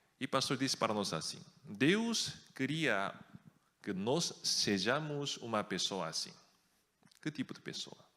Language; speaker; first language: Portuguese; non-native, fluent; Korean